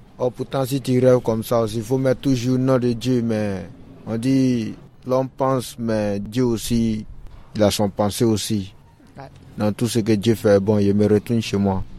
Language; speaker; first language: French; non-native, local second language; Bambara